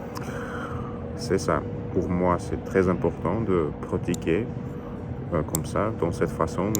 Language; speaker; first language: French; non-native, learner; Russian